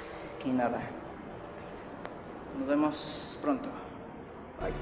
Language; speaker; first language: Spanish; native; Spanish